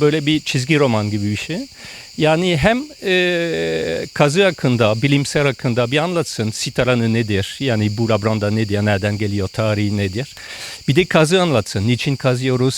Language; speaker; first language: Turkish; non-native, fluent; French